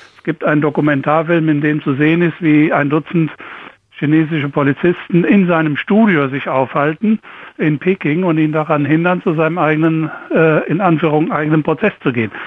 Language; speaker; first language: German; native; German